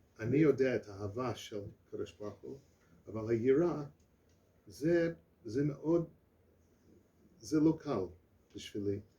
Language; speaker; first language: Hebrew; non-native, learner; English